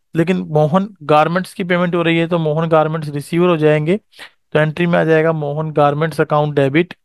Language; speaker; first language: Hindi; native; Hindi